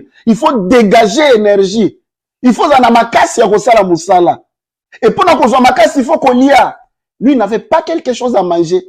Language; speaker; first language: French; non-native, local second language; Lingala